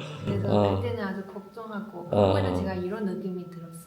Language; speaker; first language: Korean; non-native, learner; Chinese